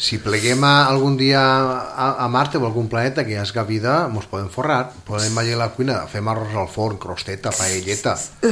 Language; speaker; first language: Catalan; native; Catalan